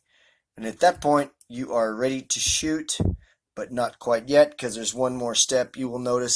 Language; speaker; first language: English; native; English